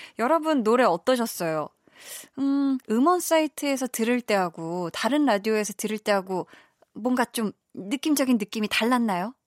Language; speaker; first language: Korean; native; Korean